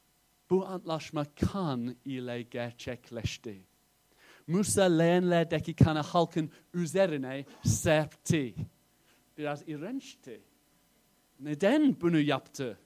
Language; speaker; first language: Turkish; non-native, fluent; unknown